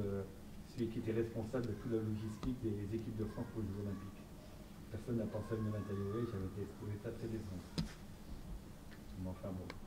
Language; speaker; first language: French; native; French